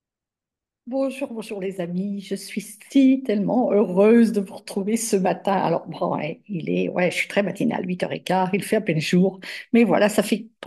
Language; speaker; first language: French; native; French